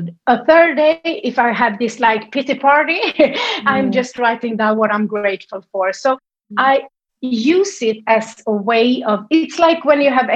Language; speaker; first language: English; non-native, fluent; Swedish